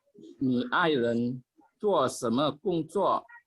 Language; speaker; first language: Chinese; non-native, learner; Indonesian